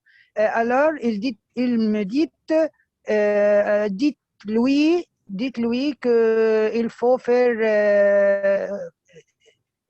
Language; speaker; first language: French; non-native, fluent; Arabic